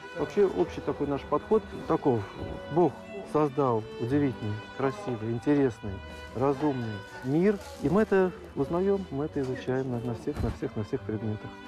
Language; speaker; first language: Russian; native; Russian